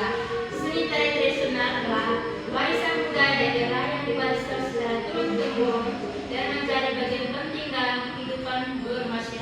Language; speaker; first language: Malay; non-native, local second language; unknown